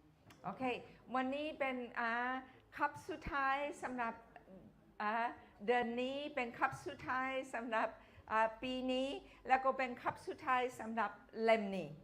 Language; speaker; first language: Thai; non-native, fluent; English